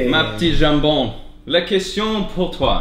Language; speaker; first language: French; non-native, learner; English